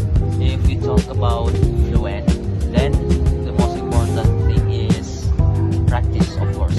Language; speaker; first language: English; non-native, learner; Indonesian